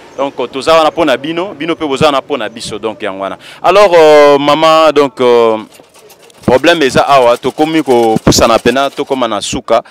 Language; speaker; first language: Lingala; native; Lingala